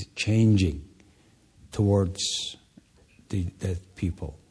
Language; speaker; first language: English; non-native, learner; Mongolian